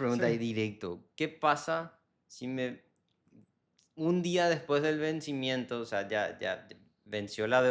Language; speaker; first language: Spanish; native; Spanish